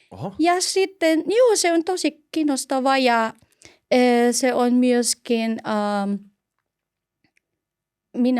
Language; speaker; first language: Finnish; non-native, learner; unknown